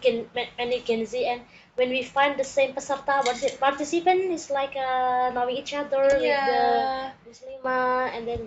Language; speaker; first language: English; non-native, learner; Indonesian